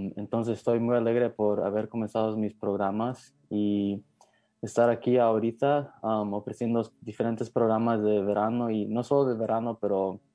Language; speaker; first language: Spanish; early bilingual, heritage; Spanish